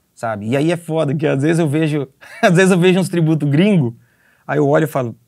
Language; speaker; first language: Portuguese; native; Portuguese